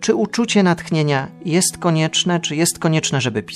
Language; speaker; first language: Polish; native; Polish